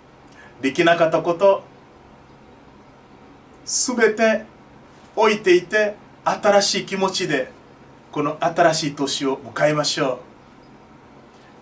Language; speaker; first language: Japanese; non-native, fluent; French